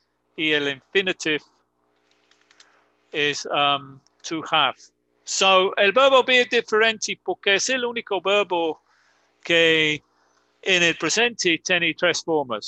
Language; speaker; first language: Spanish; non-native, fluent; English